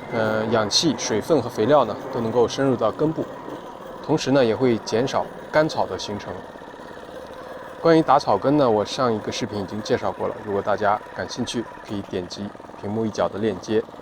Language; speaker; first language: Chinese; native; Chinese